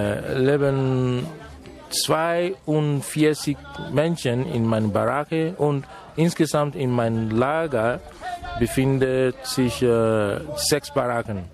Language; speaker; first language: German; non-native, fluent; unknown